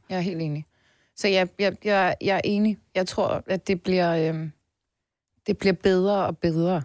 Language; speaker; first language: Danish; early bilingual, other home language; Turkish